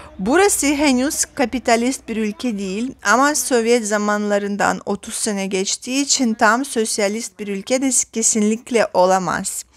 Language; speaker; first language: Turkish; non-native, fluent; Russian